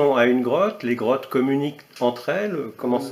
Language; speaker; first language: French; native; French